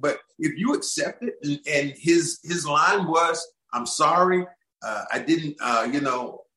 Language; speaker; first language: English; native; English